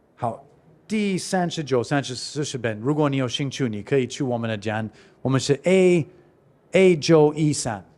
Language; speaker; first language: Chinese; non-native, fluent; English